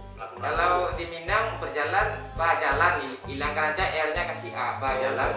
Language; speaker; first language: Indonesian; non-native, local second language; Minangkabau